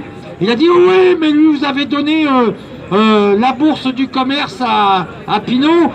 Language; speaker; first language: French; native; French